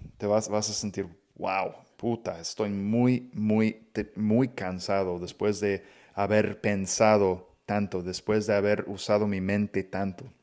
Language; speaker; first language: Spanish; non-native, fluent; English